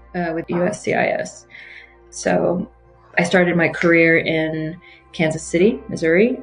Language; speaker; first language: English; non-native, fluent; Arabic